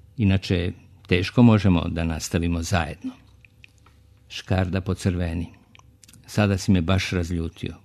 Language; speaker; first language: Serbian; native; Serbian